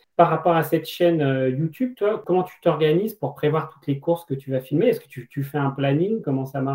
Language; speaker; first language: French; native; French